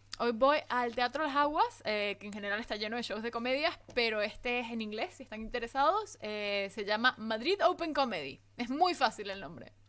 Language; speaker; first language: Spanish; native; Spanish